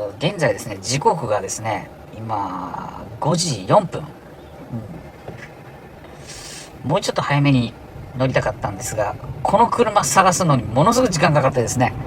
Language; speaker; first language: Japanese; native; Japanese